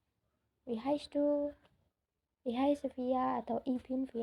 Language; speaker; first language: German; non-native, learner; Indonesian